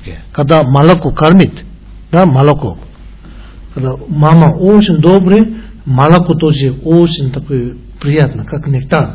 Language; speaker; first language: Russian; non-native, learner; Tibetan